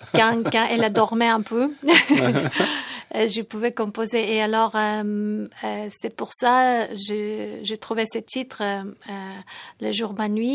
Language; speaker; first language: French; non-native, fluent; Tajik